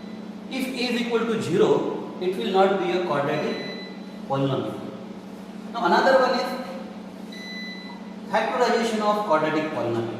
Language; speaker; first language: English; non-native, local second language; Marathi